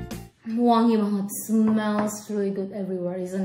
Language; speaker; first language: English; non-native, fluent; Indonesian